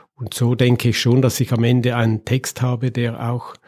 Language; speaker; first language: German; native; German